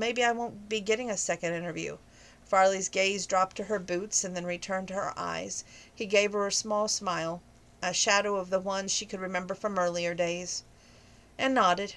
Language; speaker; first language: English; native; English